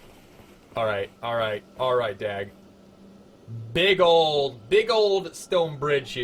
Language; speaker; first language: English; native; English